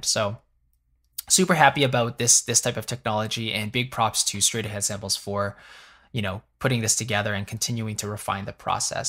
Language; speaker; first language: English; native; English